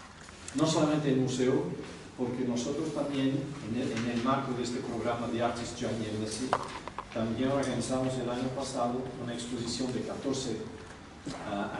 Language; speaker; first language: Spanish; non-native, fluent; Portuguese